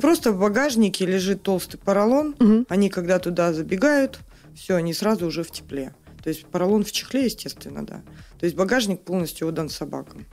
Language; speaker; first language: Russian; native; Russian